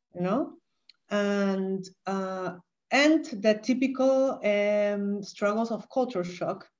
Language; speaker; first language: English; non-native, fluent; Spanish